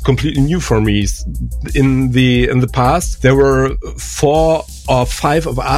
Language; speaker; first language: English; non-native, fluent; German